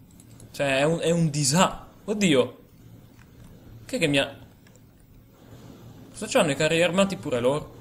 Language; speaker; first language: Italian; native; Italian